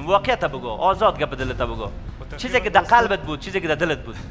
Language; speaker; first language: Persian; native; Persian